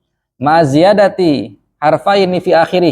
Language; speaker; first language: Arabic; non-native, fluent; Indonesian